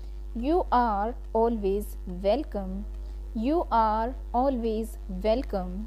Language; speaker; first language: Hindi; native; Hindi